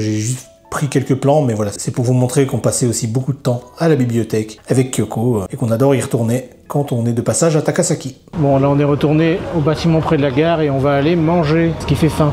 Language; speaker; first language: French; native; French